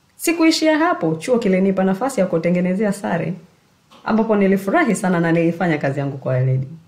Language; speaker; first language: Swahili; native; Swahili